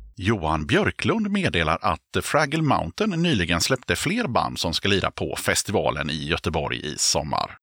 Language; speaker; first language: Swedish; native; Swedish